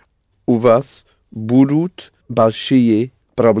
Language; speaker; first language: Russian; non-native, learner; English